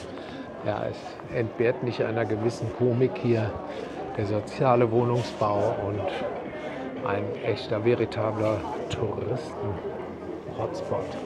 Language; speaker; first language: German; native; German